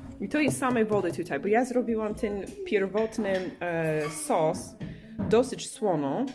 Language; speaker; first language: Polish; non-native, learner; English